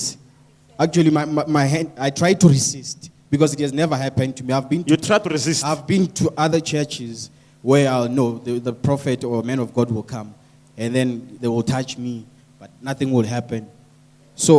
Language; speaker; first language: English; non-native, local second language; Tswana